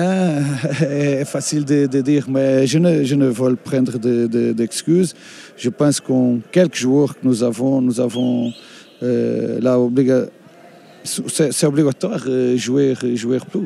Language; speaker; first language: French; non-native, learner; Portuguese